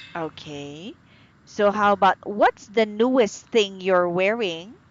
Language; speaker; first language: English; non-native, fluent; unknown